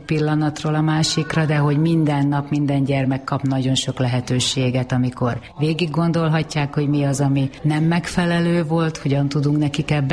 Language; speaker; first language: Hungarian; native; Hungarian